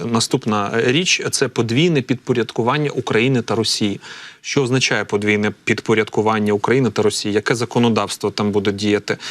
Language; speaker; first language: Ukrainian; native; Ukrainian